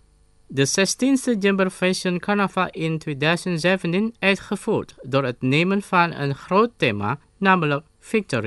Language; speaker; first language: Dutch; non-native, fluent; Indonesian